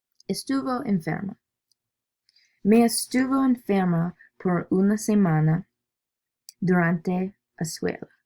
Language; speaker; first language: Spanish; non-native, learner; English